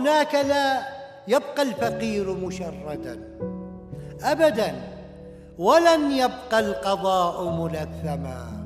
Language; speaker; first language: Arabic; native; Arabic